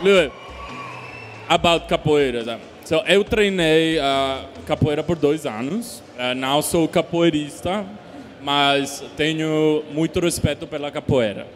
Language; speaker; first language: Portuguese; non-native, learner; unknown